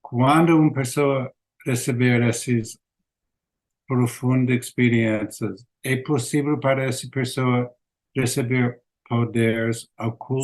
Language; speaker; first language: Portuguese; non-native, learner; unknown